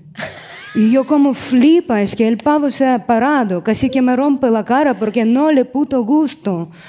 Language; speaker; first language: Spanish; non-native, fluent; Russian